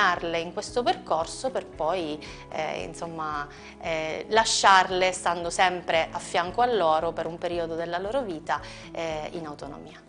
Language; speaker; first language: Italian; native; Italian